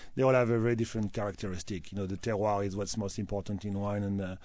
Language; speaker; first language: English; non-native, fluent; French